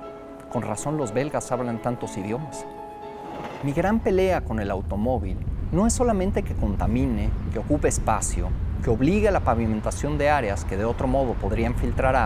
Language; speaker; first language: Spanish; native; Spanish